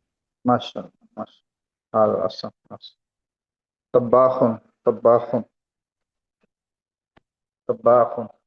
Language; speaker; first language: Arabic; non-native, fluent; Urdu